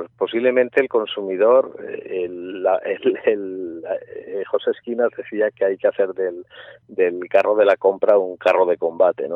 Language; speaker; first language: Spanish; native; Spanish